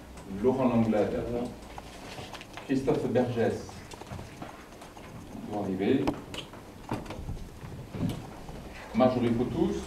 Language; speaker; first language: French; native; French